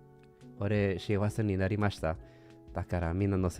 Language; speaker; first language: Japanese; non-native, learner; English